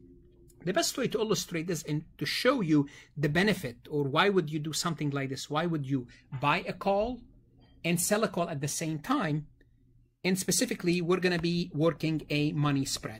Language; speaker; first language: English; non-native, fluent; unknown